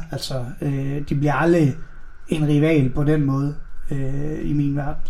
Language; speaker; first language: Danish; native; Danish